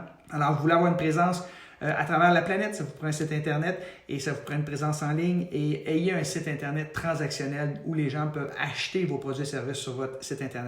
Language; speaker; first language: French; native; French